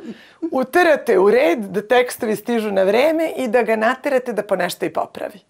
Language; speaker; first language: Serbian; native; Serbian